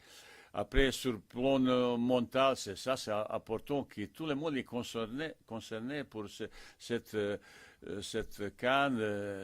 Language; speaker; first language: French; non-native, fluent; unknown